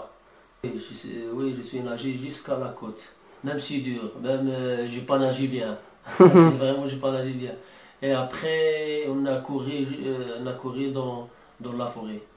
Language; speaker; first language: French; non-native, learner; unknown